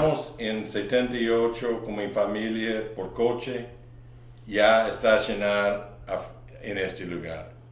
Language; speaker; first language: Spanish; non-native, learner; English